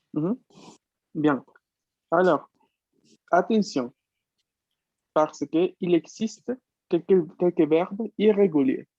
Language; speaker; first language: French; non-native, fluent; Spanish